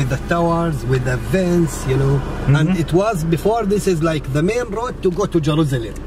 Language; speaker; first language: English; non-native, learner; Arabic